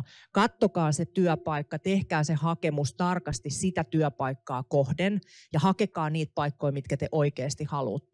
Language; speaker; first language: Finnish; native; Finnish